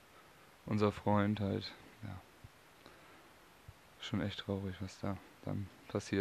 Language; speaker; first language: German; native; German